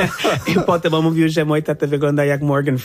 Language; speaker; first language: Polish; non-native, fluent; English